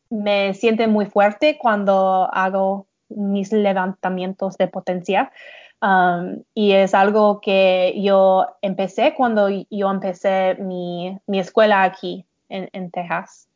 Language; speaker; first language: Spanish; non-native, learner; English